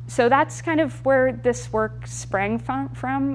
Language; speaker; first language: English; native; English